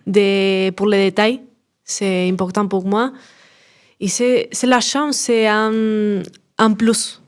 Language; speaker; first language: French; non-native, learner; Spanish